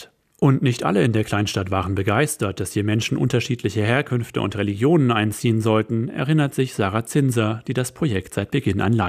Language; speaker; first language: German; native; German